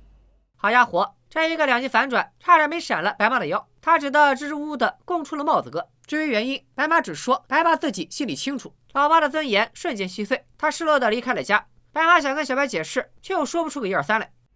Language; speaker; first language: Chinese; native; Chinese